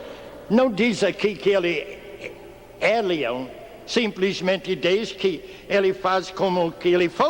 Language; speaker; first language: Portuguese; non-native, fluent; English